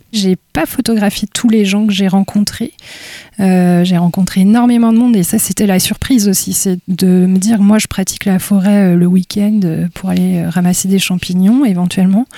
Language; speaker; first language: French; native; French